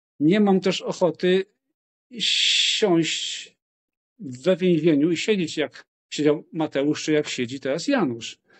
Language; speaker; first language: Polish; native; Polish